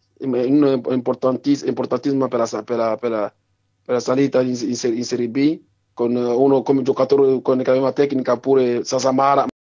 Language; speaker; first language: Italian; non-native, learner; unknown